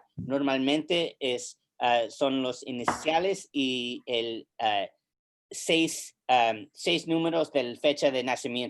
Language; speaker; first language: Spanish; early bilingual, heritage; English